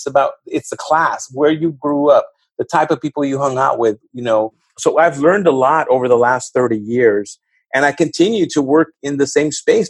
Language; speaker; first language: English; native; English